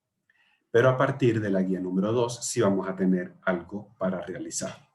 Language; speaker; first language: Spanish; native; Spanish